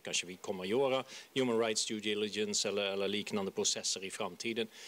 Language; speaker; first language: Swedish; non-native, fluent; Dutch